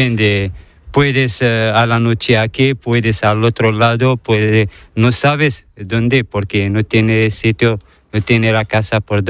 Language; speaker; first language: Spanish; non-native, learner; Arabic